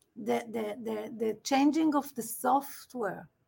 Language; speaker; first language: English; non-native, fluent; Hebrew